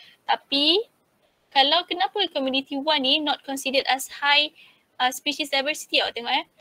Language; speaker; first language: English; non-native, local second language; Malay